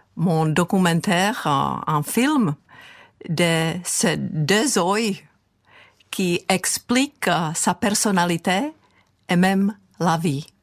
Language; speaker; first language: French; non-native, fluent; Czech